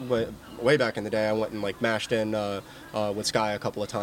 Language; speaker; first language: English; native; English